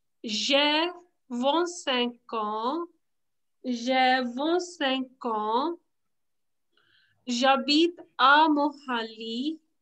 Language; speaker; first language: French; non-native, fluent; Hindi